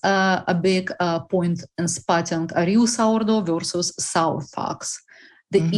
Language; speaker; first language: English; non-native, fluent; Russian